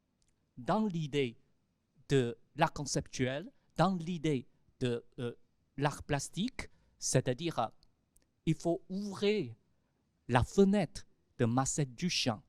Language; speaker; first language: French; non-native, fluent; Chinese